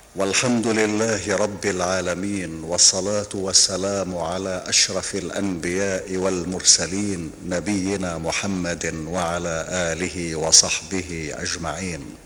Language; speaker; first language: Arabic; non-native, fluent; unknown